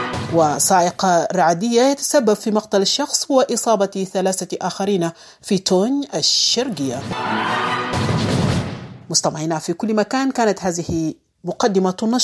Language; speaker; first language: Arabic; native; Arabic